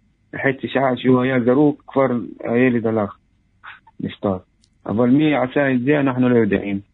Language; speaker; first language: Hebrew; non-native, local second language; Arabic